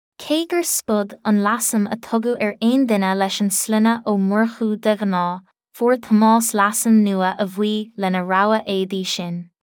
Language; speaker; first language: Irish; non-native, local second language; English